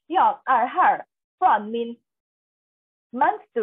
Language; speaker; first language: Swedish; non-native, learner; Bangla